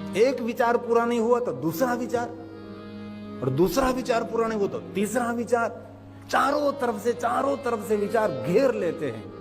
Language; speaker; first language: Hindi; non-native, local second language; Gujarati